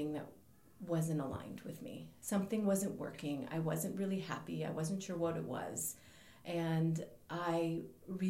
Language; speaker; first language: English; native; English